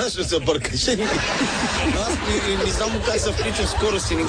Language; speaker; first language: Bulgarian; non-native, local second language; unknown